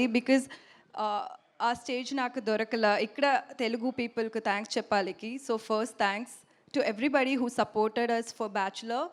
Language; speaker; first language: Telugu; non-native, learner; Tamil